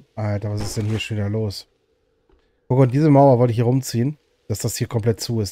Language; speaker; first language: German; native; German